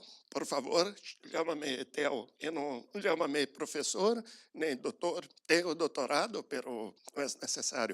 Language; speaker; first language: Spanish; non-native, learner; Portuguese